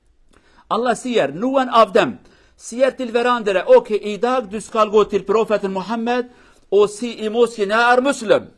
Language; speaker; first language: Norwegian; non-native, learner; Kurdish